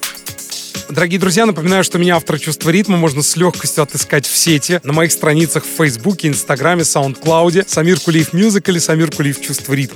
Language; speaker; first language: Russian; native; Russian